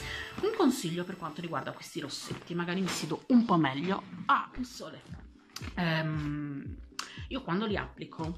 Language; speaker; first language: Italian; native; Italian